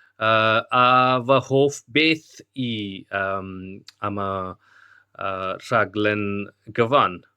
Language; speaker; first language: Welsh; non-native, learner; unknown